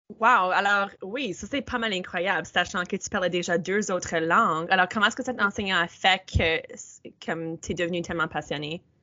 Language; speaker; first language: French; native; French